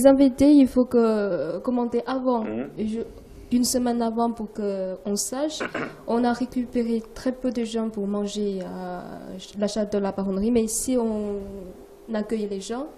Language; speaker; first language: French; non-native, learner; Chinese